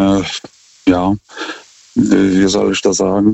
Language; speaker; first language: German; non-native, fluent; Lithuanian